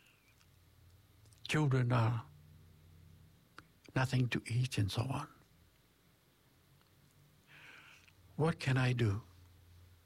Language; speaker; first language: English; non-native, fluent; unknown